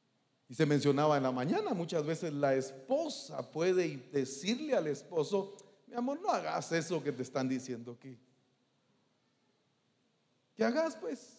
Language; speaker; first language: Spanish; native; Spanish